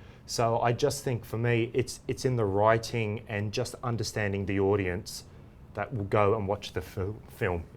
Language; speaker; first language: English; native; English